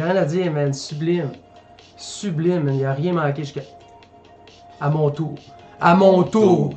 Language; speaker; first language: French; native; French